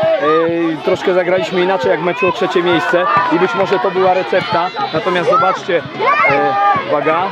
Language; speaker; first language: Polish; native; Polish